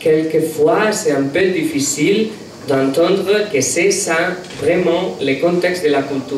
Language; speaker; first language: French; non-native, learner; Catalan